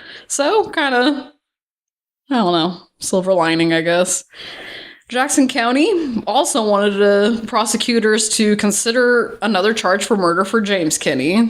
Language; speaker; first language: English; native; English